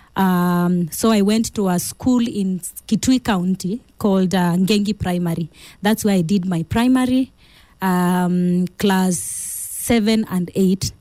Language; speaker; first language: English; non-native, local second language; Kamba